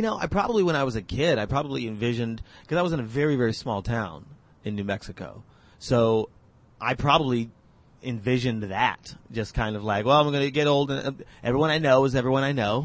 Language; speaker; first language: English; native; English